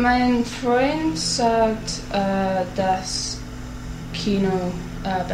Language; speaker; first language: German; non-native, learner; English